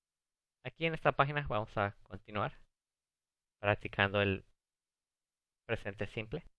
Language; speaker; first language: Spanish; early bilingual, other home language; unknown